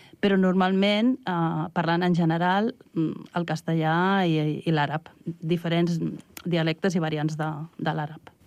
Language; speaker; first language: Catalan; native; Catalan